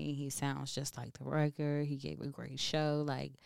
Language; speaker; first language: English; native; English